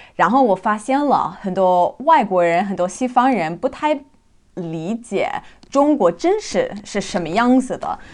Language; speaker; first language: Chinese; non-native, fluent; English